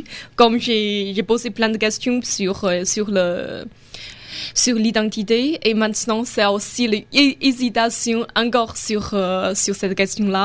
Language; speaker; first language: French; non-native, fluent; Chinese